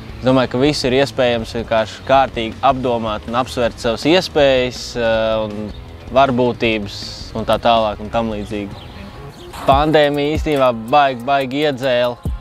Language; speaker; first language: Latvian; native; Latvian